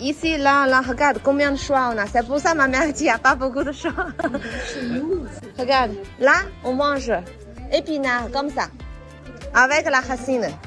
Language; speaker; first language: French; non-native, fluent; Chinese